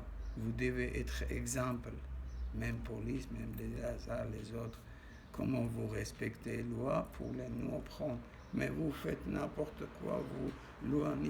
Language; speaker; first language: French; non-native, learner; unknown